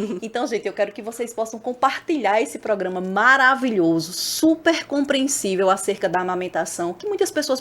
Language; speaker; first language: Portuguese; native; Portuguese